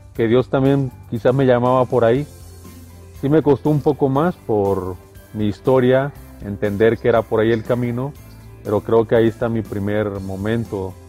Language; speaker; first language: Spanish; native; Spanish